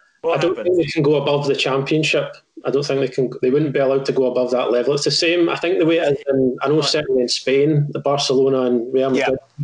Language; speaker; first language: English; native; English